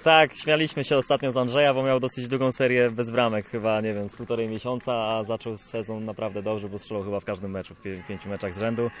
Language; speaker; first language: Polish; native; Polish